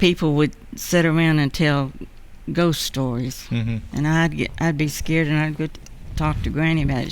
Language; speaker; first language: English; native; English